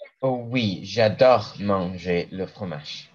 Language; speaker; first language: French; non-native, learner; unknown